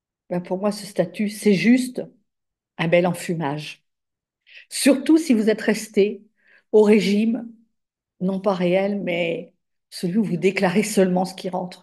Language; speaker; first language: French; native; French